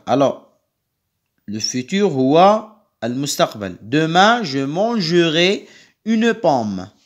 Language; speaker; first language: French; non-native, local second language; Arabic